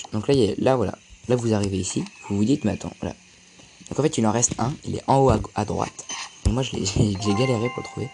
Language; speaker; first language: French; native; French